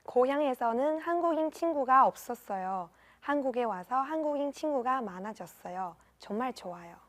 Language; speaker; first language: Korean; non-native, learner; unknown